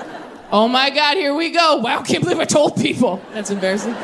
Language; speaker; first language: English; native; English